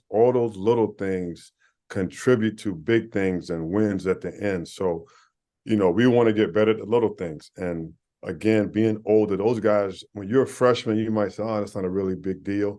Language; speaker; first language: English; native; English